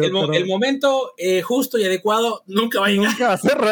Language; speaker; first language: Spanish; native; Spanish